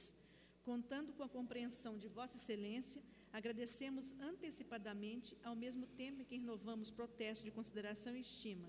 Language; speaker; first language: Portuguese; native; Portuguese